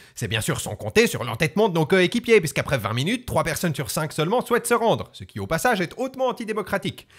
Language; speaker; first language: French; native; French